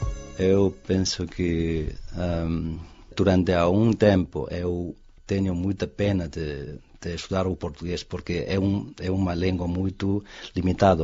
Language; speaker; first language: Portuguese; non-native, fluent; Chinese